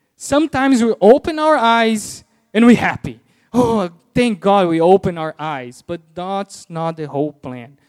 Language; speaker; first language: English; non-native, fluent; Portuguese